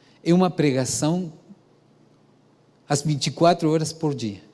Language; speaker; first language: Portuguese; non-native, fluent; Spanish